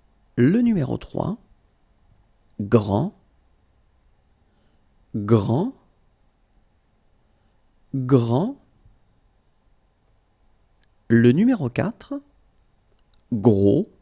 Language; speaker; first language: French; native; French